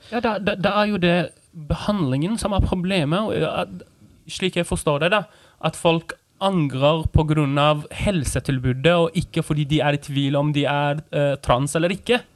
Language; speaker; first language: Norwegian; non-native, fluent; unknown